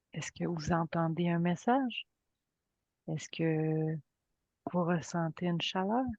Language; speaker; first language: French; native; French